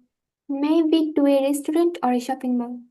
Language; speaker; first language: English; non-native, learner; Bangla